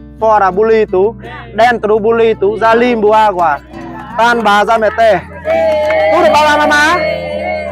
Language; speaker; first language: Portuguese; non-native, learner; Vietnamese